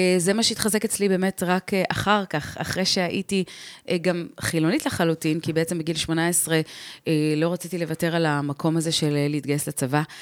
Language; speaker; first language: Hebrew; early bilingual, heritage; Hebrew